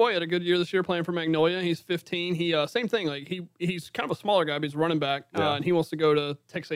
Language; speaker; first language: English; native; English